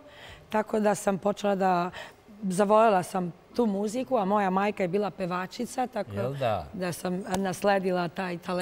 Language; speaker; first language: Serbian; non-native, fluent; Romanian